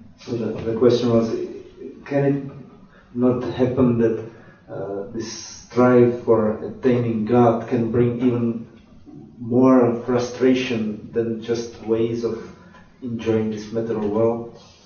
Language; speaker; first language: English; non-native, fluent; Czech